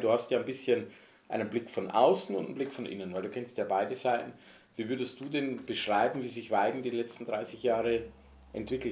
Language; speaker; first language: German; native; German